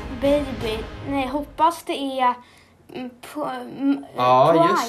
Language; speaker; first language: Swedish; native; Swedish